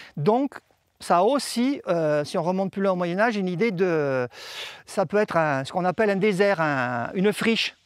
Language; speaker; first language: French; native; French